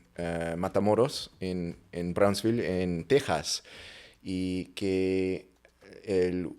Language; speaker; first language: Spanish; non-native, fluent; English